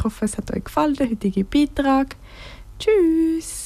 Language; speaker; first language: German; native; German